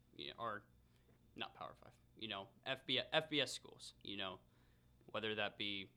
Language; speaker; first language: English; native; English